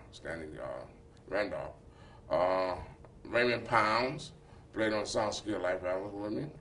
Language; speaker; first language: English; native; English